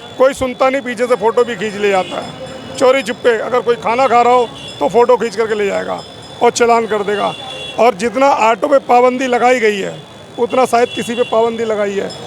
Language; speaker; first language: Hindi; native; Hindi